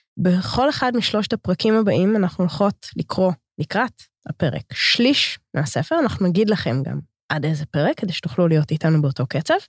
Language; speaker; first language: Hebrew; native; Hebrew